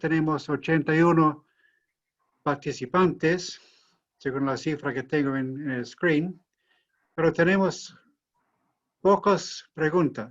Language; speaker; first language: Spanish; non-native, fluent; English